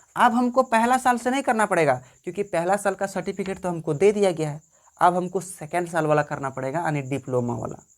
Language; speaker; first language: Hindi; native; Hindi